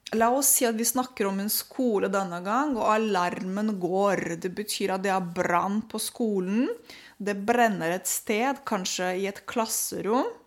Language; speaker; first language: Norwegian; non-native, fluent; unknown